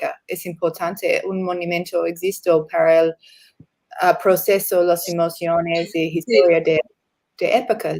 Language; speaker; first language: Spanish; non-native, learner; English